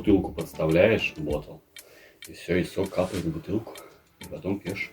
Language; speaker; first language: Russian; native; Russian